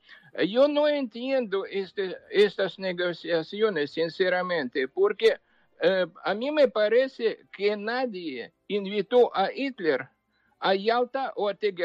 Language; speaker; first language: Spanish; non-native, fluent; Ukrainian